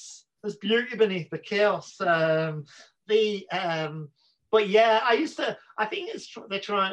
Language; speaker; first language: English; native; English